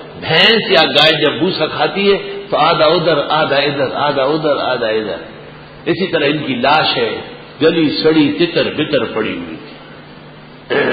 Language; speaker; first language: Urdu; non-native, local second language; Pashto